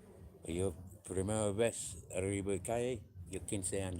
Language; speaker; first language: Spanish; non-native, learner; English